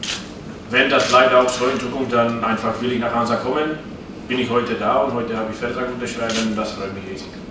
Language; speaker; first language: German; non-native, fluent; Slovak